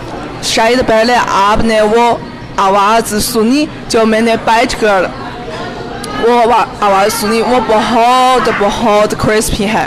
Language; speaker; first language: Hindi; non-native, fluent; Chinese